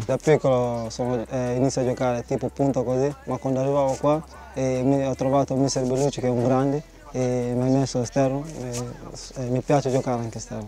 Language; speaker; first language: Italian; non-native, learner; Portuguese